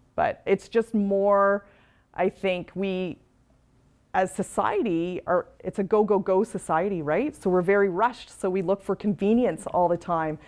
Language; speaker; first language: English; native; English